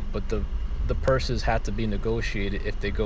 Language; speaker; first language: English; native; English